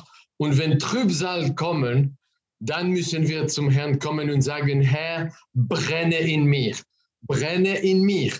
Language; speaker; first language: German; non-native, fluent; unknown